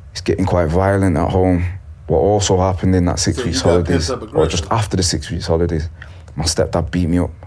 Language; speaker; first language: English; native; English